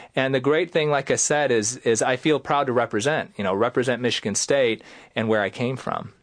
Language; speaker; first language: English; native; English